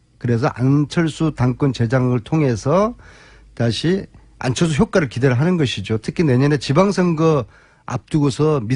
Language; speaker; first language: Korean; native; Korean